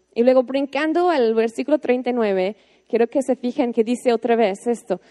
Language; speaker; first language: Spanish; non-native, fluent; English